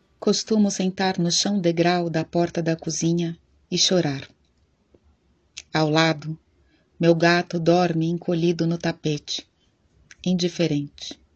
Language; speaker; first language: Portuguese; native; Portuguese